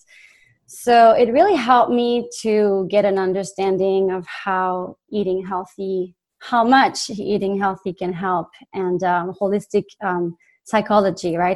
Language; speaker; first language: English; non-native, fluent; French